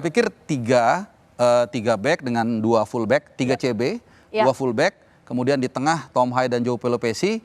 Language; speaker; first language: Indonesian; native; Indonesian